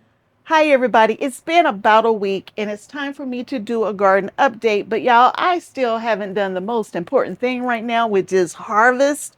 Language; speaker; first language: English; native; English